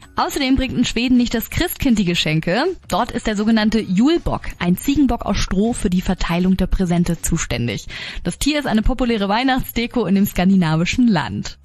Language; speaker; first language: German; native; German